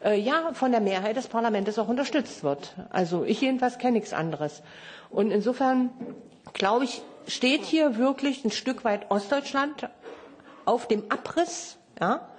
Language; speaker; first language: German; native; German